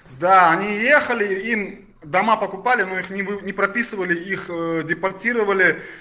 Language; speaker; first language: Russian; native; Russian